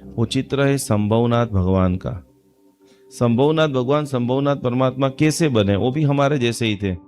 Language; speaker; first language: Hindi; non-native, local second language; Gujarati